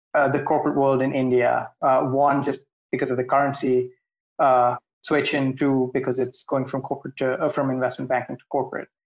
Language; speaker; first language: English; non-native, local second language; Hindi